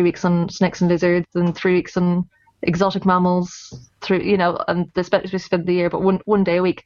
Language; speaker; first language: English; native; English